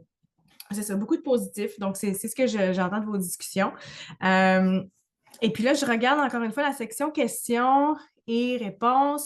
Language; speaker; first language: French; native; French